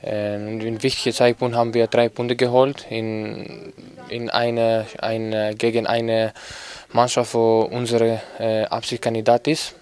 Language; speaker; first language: German; non-native, fluent; Greek